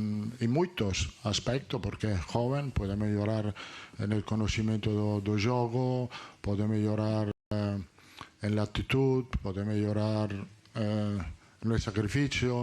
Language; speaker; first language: Spanish; non-native, fluent; Italian